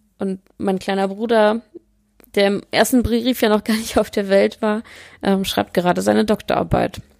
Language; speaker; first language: German; early bilingual, other home language; Polish